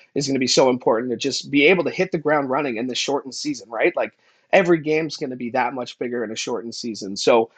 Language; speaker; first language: English; native; English